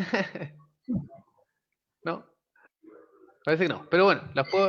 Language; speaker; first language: Spanish; native; Spanish